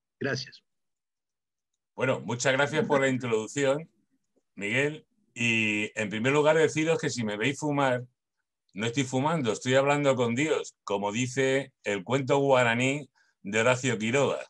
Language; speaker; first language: Spanish; native; Spanish